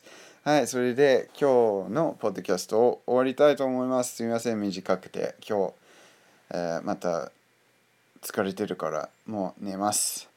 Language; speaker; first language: Japanese; non-native, fluent; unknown